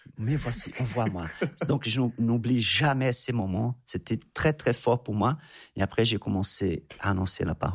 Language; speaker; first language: French; non-native, fluent; Portuguese